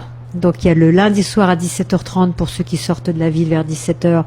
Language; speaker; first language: French; native; French